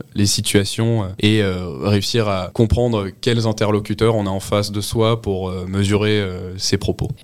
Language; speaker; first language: French; native; French